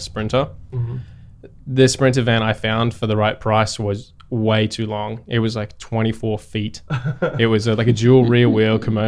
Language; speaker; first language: English; native; English